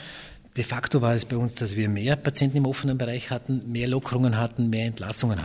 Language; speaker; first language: German; native; German